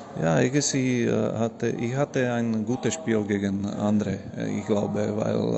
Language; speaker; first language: German; non-native, fluent; Slovak